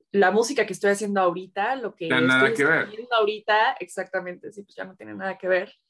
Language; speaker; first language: Spanish; native; Spanish